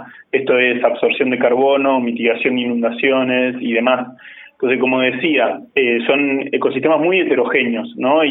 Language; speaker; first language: Spanish; native; Spanish